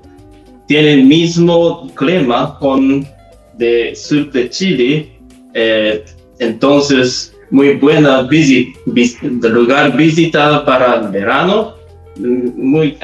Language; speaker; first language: Spanish; non-native, learner; Japanese